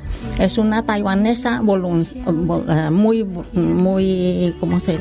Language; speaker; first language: Spanish; non-native, learner; Khmer